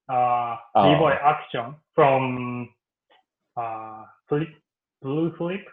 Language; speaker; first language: English; non-native, learner; Japanese